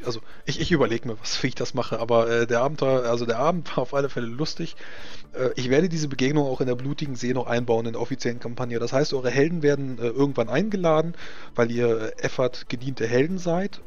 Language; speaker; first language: German; native; German